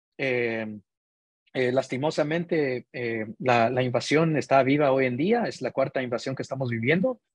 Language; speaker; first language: Spanish; early bilingual, heritage; Spanish